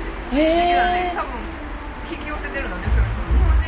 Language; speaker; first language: Japanese; native; Japanese